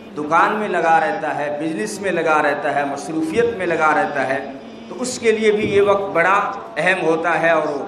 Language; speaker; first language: Urdu; non-native, local second language; Gujarati